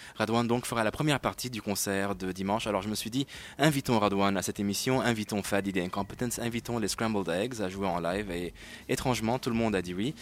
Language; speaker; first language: French; non-native, local second language; Arabic